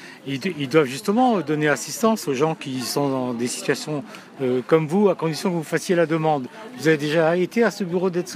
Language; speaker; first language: French; native; French